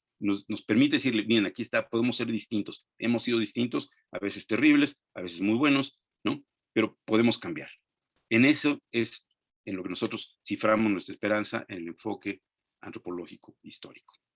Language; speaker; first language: Spanish; native; Spanish